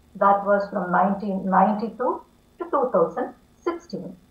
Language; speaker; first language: English; non-native, local second language; Tamil